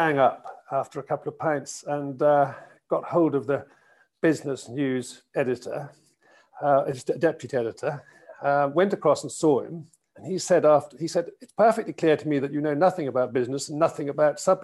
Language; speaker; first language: English; native; English